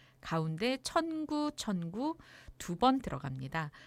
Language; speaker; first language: Korean; native; Korean